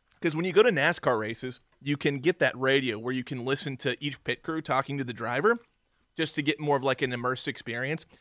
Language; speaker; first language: English; native; English